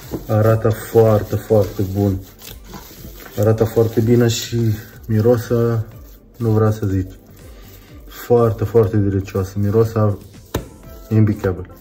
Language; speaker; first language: Romanian; non-native, learner; Arabic